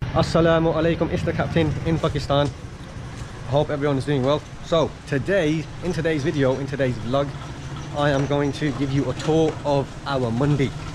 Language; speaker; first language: English; early bilingual, other home language; Punjabi